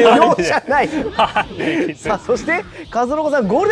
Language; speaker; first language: Japanese; native; Japanese